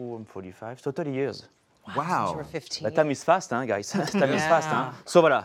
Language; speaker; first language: English; non-native, fluent; French